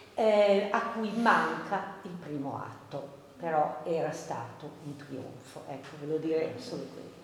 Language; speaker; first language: Italian; non-native, fluent; Hungarian